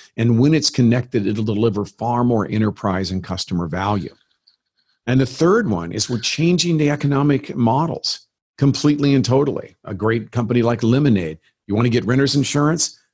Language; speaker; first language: English; native; English